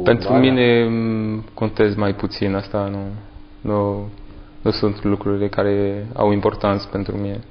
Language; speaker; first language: Romanian; non-native, learner; French